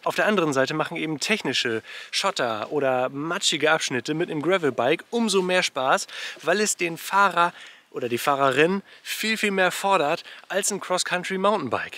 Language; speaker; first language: German; native; German